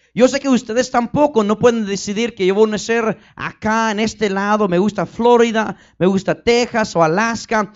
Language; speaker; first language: Spanish; early bilingual, heritage; Spanish